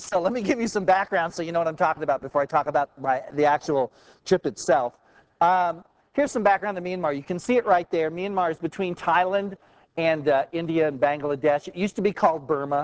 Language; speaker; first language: English; native; English